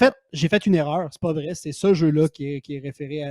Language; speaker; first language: French; native; French